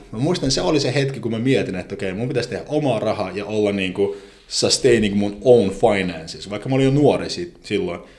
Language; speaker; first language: Finnish; non-native, fluent; Azerbaijani